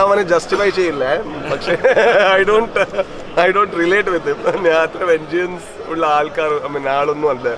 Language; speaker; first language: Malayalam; non-native, learner; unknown